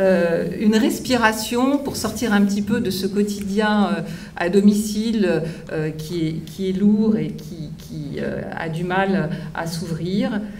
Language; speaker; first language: French; native; French